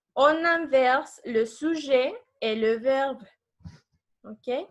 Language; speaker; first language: French; non-native, fluent; Spanish